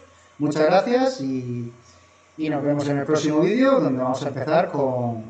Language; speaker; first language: Spanish; native; Spanish